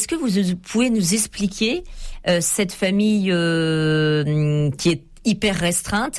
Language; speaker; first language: French; native; French